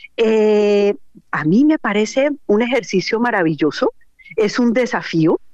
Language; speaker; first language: Spanish; native; Spanish